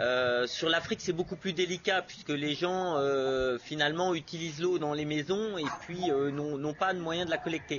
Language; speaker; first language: French; native; French